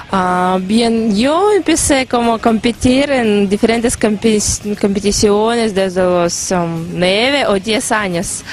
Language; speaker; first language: Spanish; non-native, learner; Russian